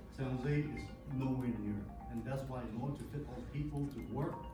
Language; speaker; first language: English; non-native, local second language; Cantonese